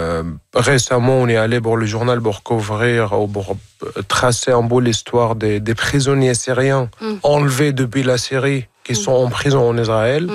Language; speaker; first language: French; non-native, fluent; Arabic